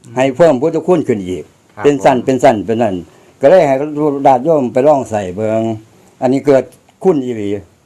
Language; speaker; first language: Thai; native; Thai